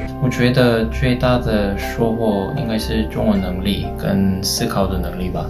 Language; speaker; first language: Chinese; non-native, fluent; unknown